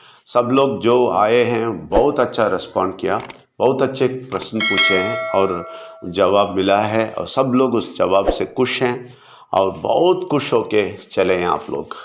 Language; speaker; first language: Hindi; non-native, local second language; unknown